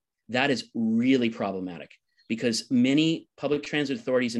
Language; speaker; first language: English; native; English